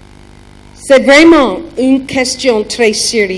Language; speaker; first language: French; non-native, learner; German